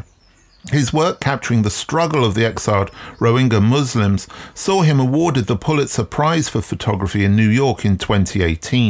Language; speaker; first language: English; native; English